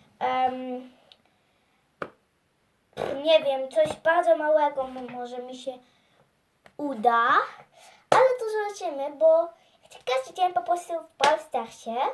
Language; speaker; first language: Polish; early bilingual, heritage; Polish